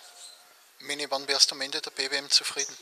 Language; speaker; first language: German; native; German